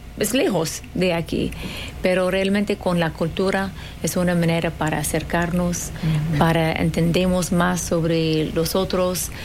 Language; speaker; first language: Spanish; non-native, fluent; Arabic